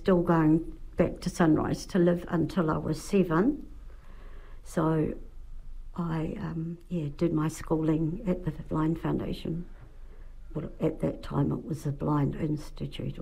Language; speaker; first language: English; native; English